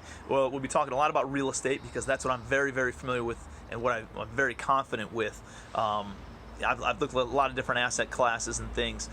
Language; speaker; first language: English; native; English